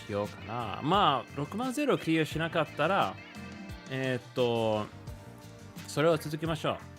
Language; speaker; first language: Japanese; non-native, learner; English